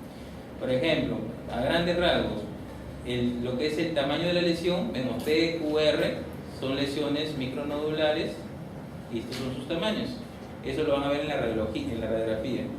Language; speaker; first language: Spanish; native; Spanish